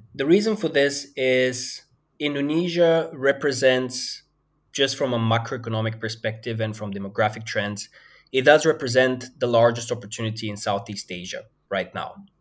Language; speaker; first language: English; non-native, fluent; Bulgarian